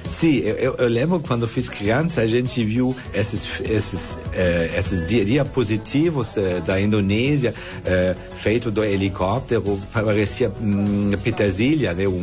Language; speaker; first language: Portuguese; non-native, fluent; German